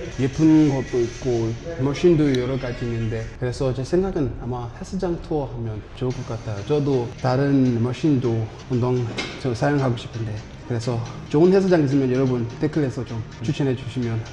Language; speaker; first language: Korean; non-native, learner; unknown